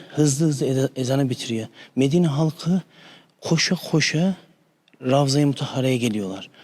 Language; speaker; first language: Turkish; native; Turkish